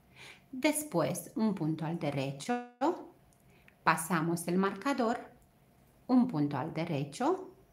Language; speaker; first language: Spanish; non-native, fluent; Romanian